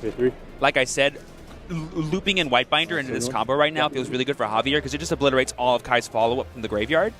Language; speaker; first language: English; native; English